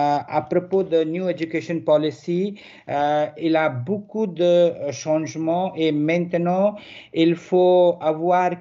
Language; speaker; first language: French; non-native, learner; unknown